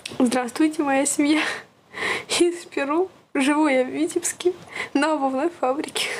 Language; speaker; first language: Russian; native; Russian